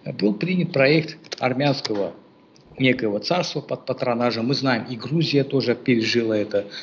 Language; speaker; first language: Russian; non-native, local second language; Azerbaijani